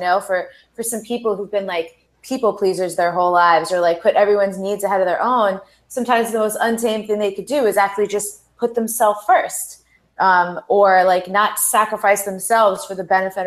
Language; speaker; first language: English; native; English